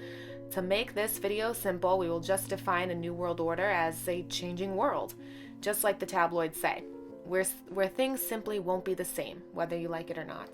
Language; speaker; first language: English; native; English